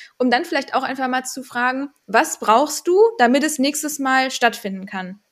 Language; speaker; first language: German; native; German